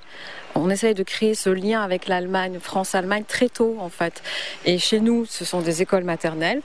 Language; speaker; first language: French; native; French